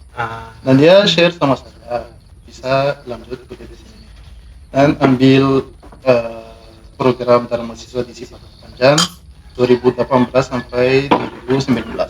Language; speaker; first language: Indonesian; non-native, learner; Malagasy